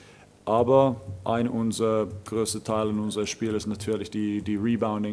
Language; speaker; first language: German; non-native, fluent; Finnish